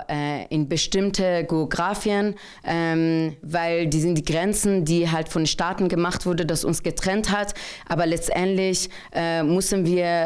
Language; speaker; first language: German; non-native, fluent; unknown